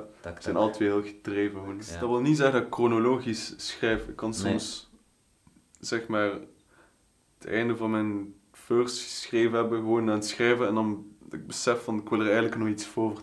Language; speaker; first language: Dutch; native; Dutch